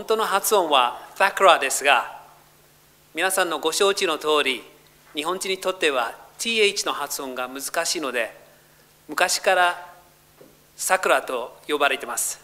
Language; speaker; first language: Japanese; non-native, fluent; English